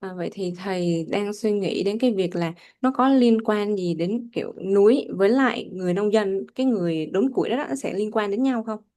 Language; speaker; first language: Vietnamese; native; Vietnamese